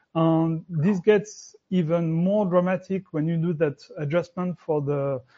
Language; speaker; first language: English; non-native, fluent; French